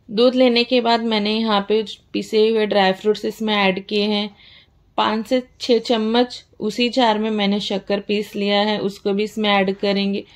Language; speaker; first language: Hindi; native; Hindi